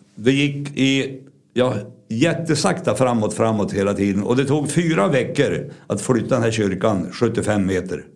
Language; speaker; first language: Swedish; native; Swedish